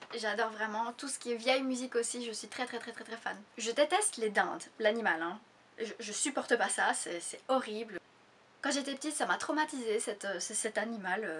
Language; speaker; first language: French; native; French